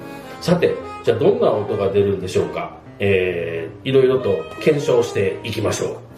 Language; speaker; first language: Japanese; native; Japanese